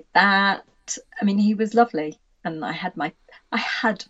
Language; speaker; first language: English; native; English